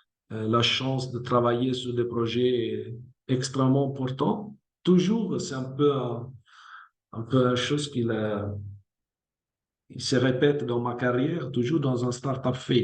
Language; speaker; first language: French; non-native, fluent; Italian